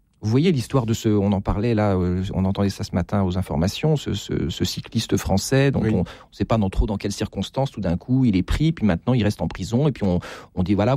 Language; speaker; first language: French; native; French